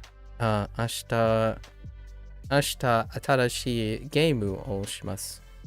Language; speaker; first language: Japanese; non-native, learner; English